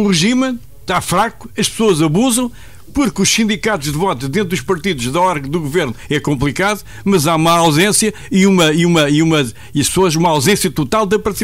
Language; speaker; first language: Portuguese; native; Portuguese